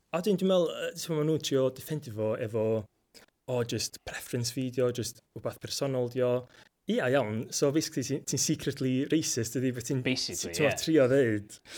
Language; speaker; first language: Welsh; native; Welsh